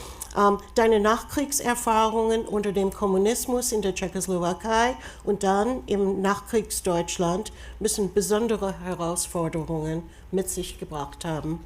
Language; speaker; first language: German; non-native, fluent; English